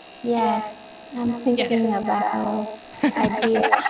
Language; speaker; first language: English; non-native, learner; Vietnamese